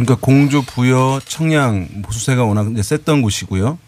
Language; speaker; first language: Korean; native; Korean